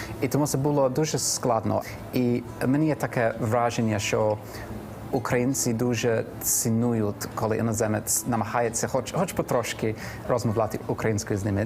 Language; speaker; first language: Ukrainian; non-native, fluent; English